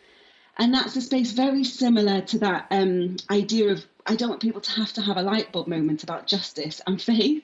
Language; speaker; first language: English; native; English